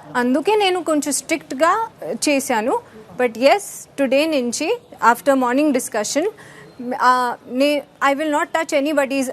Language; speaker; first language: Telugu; non-native, learner; Hindi